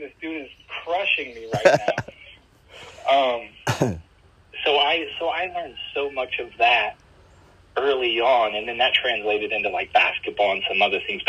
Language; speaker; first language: English; native; English